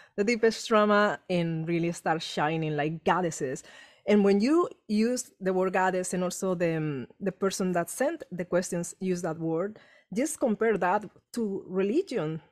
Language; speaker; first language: English; non-native, fluent; Spanish